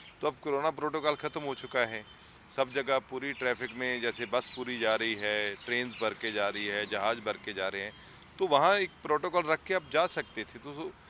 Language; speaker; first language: Hindi; non-native, local second language; Punjabi